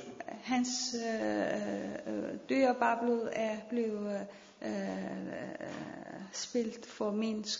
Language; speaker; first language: Danish; non-native, fluent; Persian